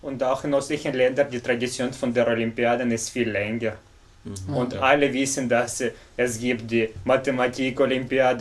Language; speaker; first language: German; non-native, fluent; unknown